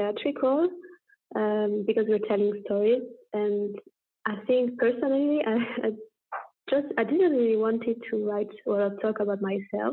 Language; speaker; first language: English; non-native, fluent; French